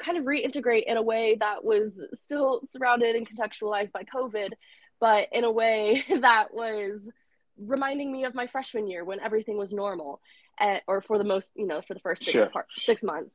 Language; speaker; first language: English; native; English